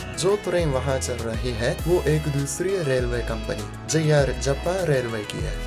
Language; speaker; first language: Hindi; non-native, fluent; Japanese